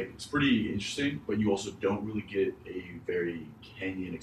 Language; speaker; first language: English; native; English